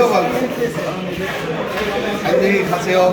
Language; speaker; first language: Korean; non-native, fluent; Bangla